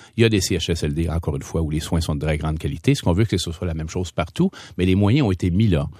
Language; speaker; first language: French; native; French